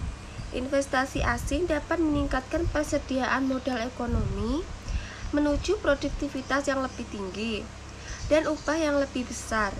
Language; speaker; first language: Indonesian; native; Indonesian